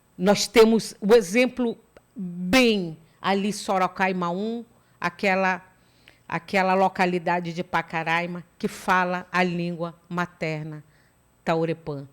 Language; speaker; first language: Portuguese; native; Portuguese